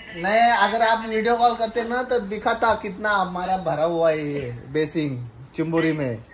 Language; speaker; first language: Hindi; non-native, local second language; Marathi